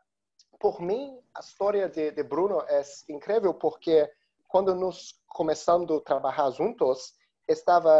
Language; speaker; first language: Spanish; non-native, learner; Portuguese